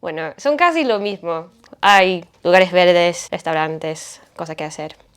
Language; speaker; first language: Spanish; non-native, learner; English